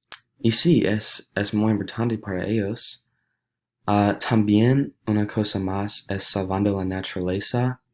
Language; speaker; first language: Spanish; non-native, learner; English